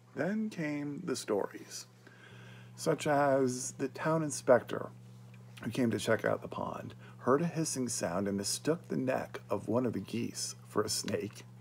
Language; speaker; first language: English; native; English